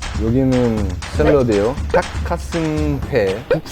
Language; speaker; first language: Korean; non-native, learner; Russian